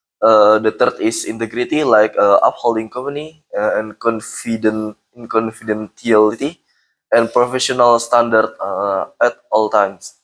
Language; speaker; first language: English; non-native, learner; Indonesian